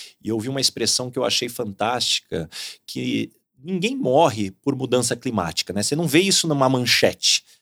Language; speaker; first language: Portuguese; native; Portuguese